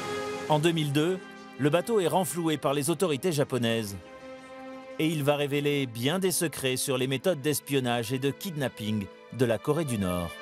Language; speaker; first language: French; native; French